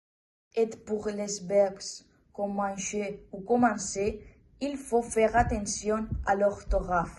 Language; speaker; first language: French; non-native, learner; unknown